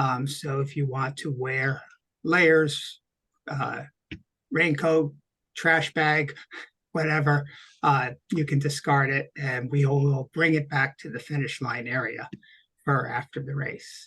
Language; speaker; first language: English; native; English